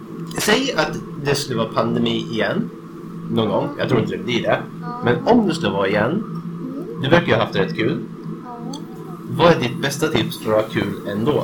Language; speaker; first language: Swedish; native; Swedish